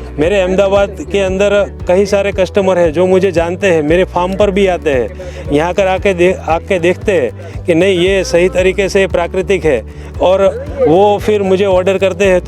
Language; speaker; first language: Hindi; non-native, local second language; Gujarati